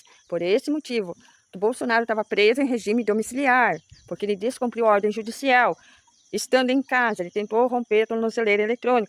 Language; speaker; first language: Portuguese; native; Portuguese